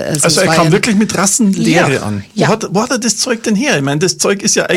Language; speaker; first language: German; native; German